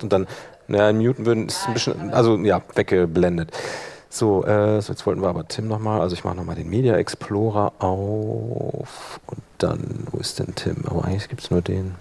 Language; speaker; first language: German; native; German